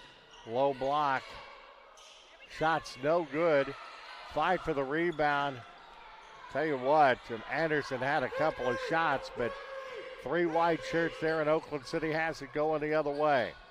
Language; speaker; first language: English; native; English